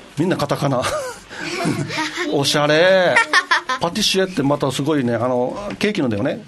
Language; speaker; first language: Japanese; native; Japanese